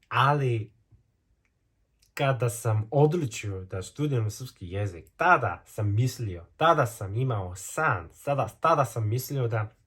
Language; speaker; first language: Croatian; non-native, fluent; Korean